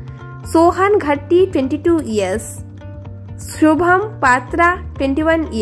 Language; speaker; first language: English; non-native, local second language; Hindi